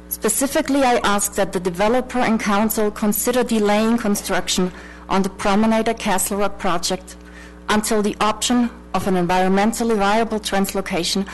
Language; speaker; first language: English; non-native, fluent; German